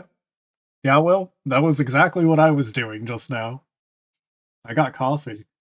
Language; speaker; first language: English; native; English